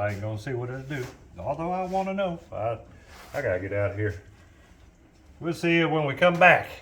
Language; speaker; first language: English; native; English